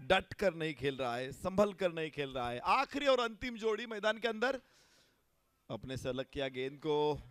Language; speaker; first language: Hindi; non-native, local second language; Marathi